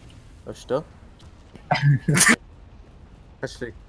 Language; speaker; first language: Russian; non-native, learner; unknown